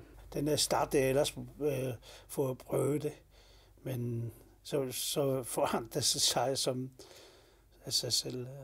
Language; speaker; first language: Danish; non-native, local second language; Kalaallisut